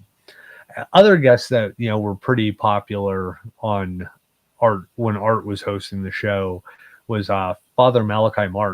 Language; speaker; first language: English; native; English